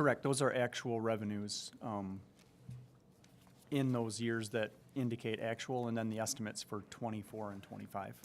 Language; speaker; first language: English; native; English